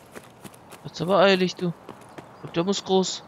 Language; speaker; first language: German; native; German